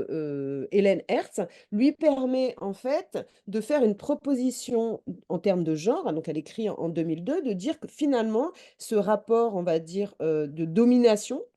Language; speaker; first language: French; native; French